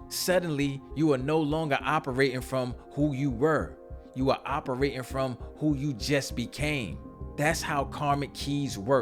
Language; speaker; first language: English; native; English